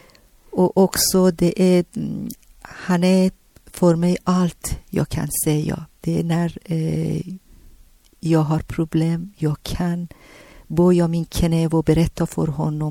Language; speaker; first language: Swedish; non-native, learner; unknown